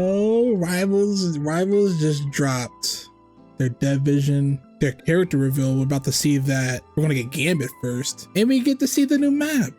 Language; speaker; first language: English; native; English